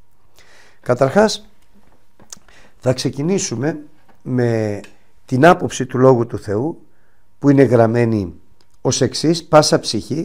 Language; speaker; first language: Greek; native; Greek